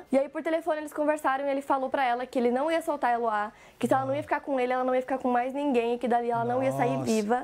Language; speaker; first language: Portuguese; native; Portuguese